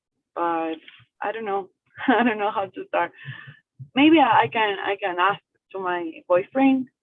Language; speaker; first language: English; non-native, learner; Spanish